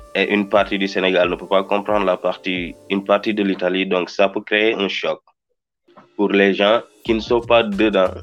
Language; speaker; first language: French; non-native, local second language; Wolof